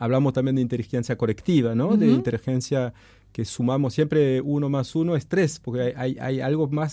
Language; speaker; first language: Spanish; non-native, fluent; French